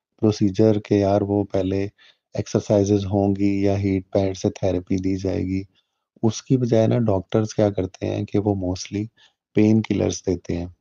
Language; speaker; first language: Urdu; native; Urdu